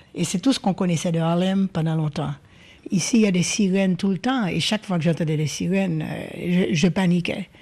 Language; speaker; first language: French; non-native, local second language; Haitian Creole